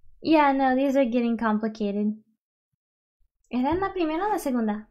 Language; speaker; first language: Spanish; early bilingual, heritage; Spanish